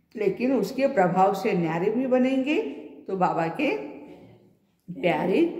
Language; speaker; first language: Hindi; non-native, local second language; Marathi